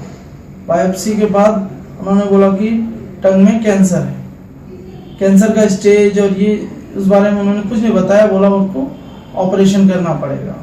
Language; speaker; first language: Hindi; native; Hindi